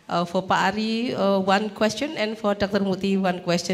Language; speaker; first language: English; non-native, fluent; Indonesian